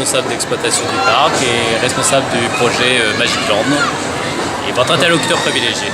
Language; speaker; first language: French; native; French